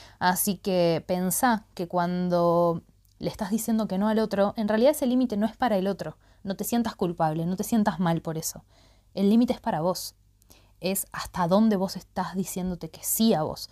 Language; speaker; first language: Spanish; native; Spanish